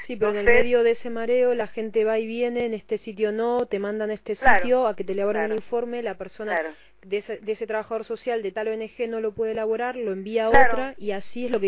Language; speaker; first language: Spanish; native; Spanish